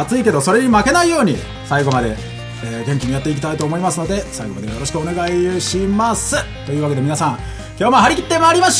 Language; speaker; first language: Japanese; native; Japanese